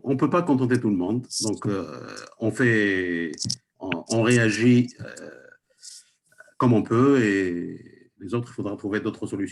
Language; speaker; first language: French; non-native, local second language; Arabic